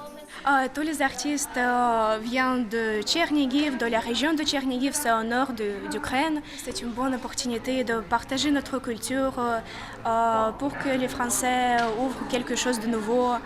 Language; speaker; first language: French; non-native, fluent; Ukrainian